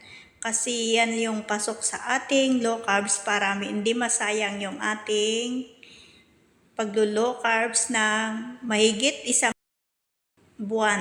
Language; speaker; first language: Filipino; non-native, local second language; Cebuano